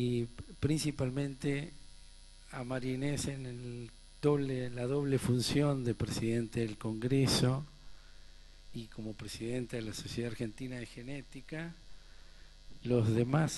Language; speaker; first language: Spanish; native; Spanish